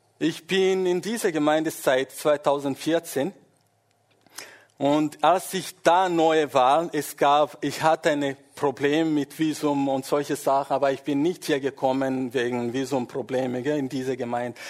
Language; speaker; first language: German; non-native, fluent; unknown